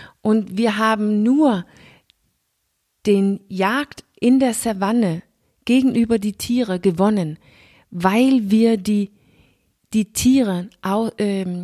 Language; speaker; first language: German; non-native, fluent; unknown